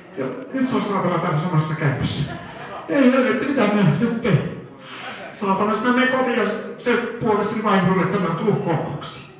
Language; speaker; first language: Finnish; native; Finnish